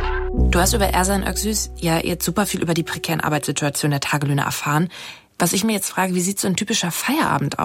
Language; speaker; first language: German; native; German